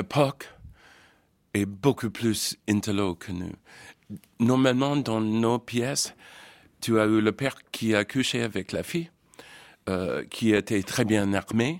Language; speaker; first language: French; non-native, fluent; English